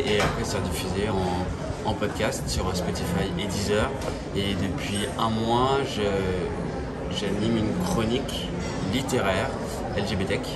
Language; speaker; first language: French; native; French